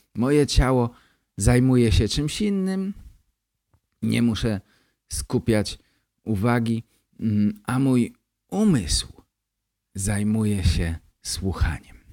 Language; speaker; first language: Polish; native; Polish